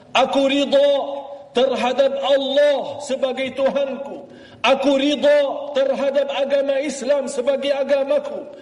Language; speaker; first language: Malay; non-native, fluent; Arabic